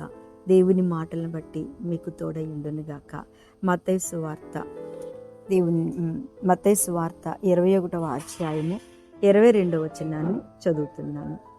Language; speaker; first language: Telugu; native; Telugu